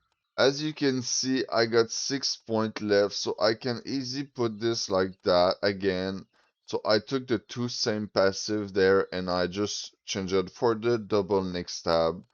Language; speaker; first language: English; non-native, fluent; French